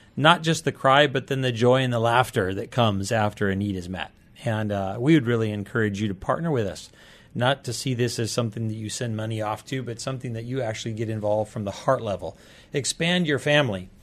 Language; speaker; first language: English; native; English